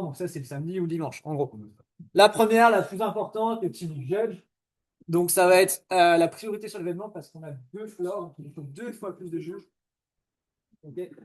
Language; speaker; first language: French; native; French